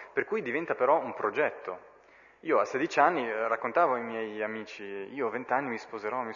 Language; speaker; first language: Italian; early bilingual, other home language; Arabic